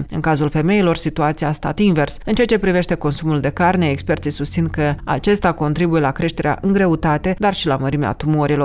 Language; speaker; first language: Romanian; native; Romanian